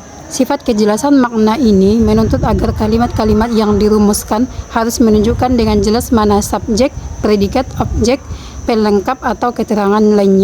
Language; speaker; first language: Indonesian; native; Indonesian